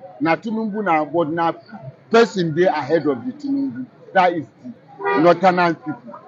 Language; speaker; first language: Nigerian Pidgin; non-native, local second language; Hausa